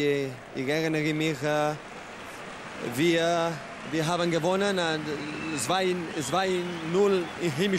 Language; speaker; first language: German; non-native, learner; Spanish